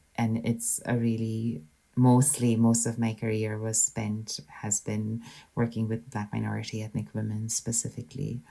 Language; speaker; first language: English; non-native, local second language; Hindi